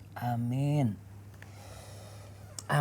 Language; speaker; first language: Indonesian; native; Indonesian